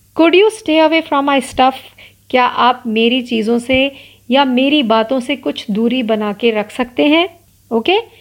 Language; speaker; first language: Hindi; non-native, local second language; Marathi